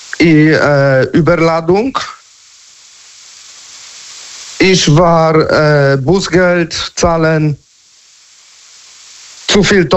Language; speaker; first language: German; non-native, learner; Polish